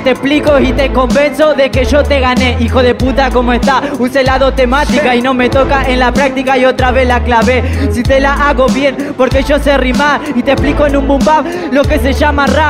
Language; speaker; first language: Spanish; native; Spanish